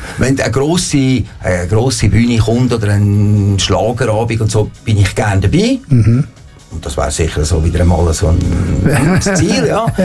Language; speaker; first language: German; non-native, fluent; Italian